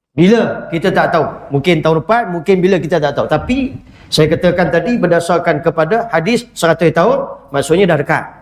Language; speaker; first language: Malay; native; Malay